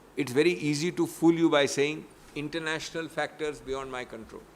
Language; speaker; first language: English; non-native, local second language; Hindi